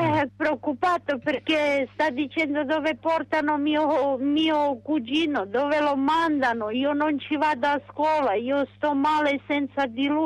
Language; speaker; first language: Italian; non-native, local second language; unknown